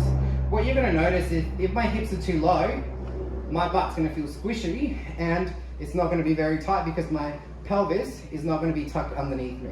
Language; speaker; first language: English; native; English